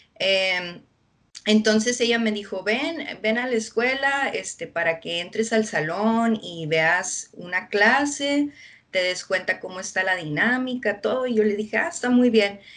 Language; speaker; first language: Spanish; early bilingual, heritage; Spanish